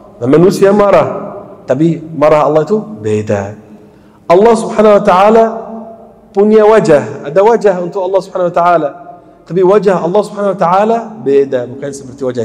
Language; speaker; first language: Indonesian; non-native, fluent; Arabic